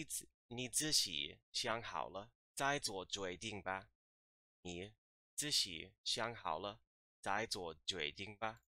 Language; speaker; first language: Chinese; non-native, learner; English